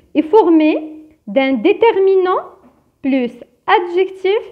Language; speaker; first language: French; non-native, local second language; Arabic